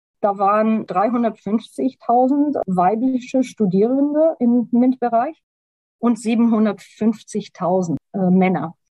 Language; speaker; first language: German; non-native, fluent; Portuguese